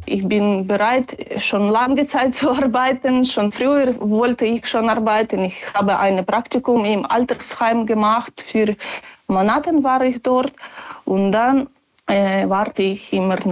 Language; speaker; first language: German; non-native, learner; Ukrainian